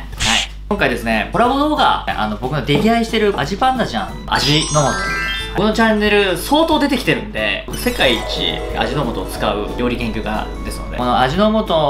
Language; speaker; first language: Japanese; native; Japanese